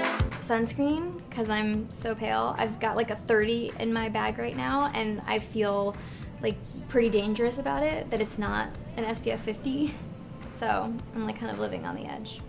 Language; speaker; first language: English; native; English